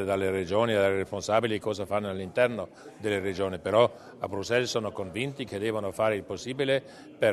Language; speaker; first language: Italian; non-native, local second language; German